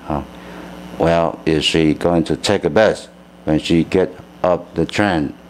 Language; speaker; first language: English; non-native, fluent; Chinese